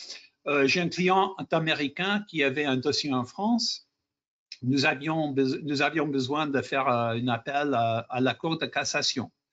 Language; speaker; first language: French; non-native, fluent; English